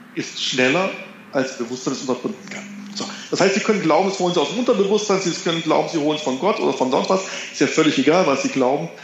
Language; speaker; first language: German; native; German